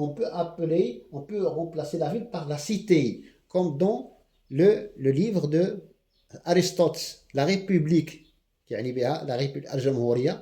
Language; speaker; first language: French; non-native, local second language; Arabic